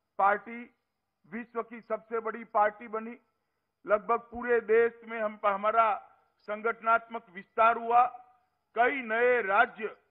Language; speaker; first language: Hindi; non-native, local second language; Gujarati